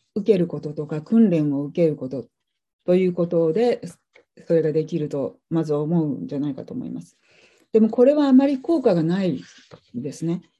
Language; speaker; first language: Japanese; native; Japanese